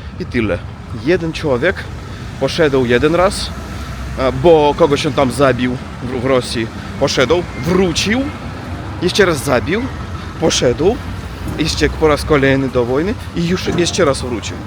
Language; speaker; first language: Polish; non-native, learner; Russian